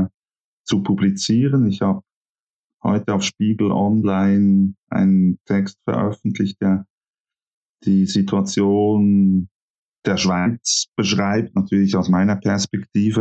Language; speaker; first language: German; native; German